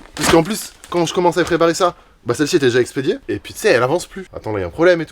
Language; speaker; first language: French; native; French